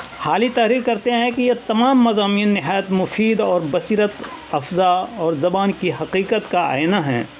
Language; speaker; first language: Urdu; native; Urdu